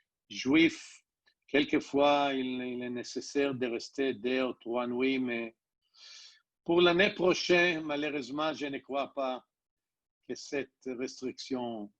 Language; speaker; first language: French; non-native, learner; Hebrew